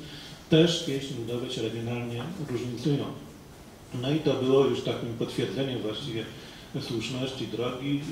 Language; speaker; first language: Polish; native; Polish